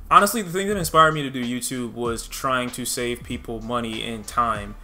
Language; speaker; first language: English; native; English